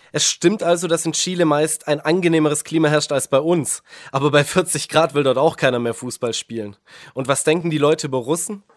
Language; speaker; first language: German; native; German